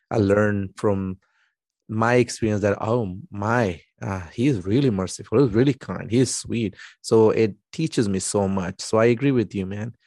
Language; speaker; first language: English; non-native, fluent; Urdu